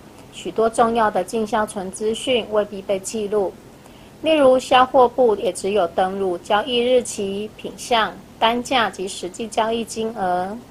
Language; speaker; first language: Chinese; native; Chinese